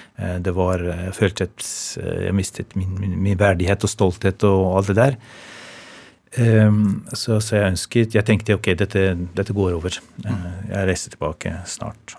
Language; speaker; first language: Norwegian; non-native, fluent; Albanian